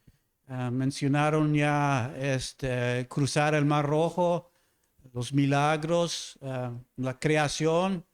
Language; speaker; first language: Spanish; non-native, fluent; English